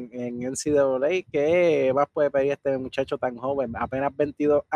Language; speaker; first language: Spanish; native; Spanish